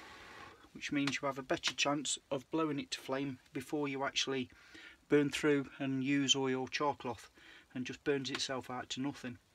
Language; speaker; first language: English; native; English